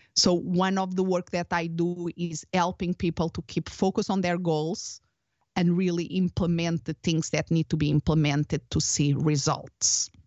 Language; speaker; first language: English; non-native, fluent; Portuguese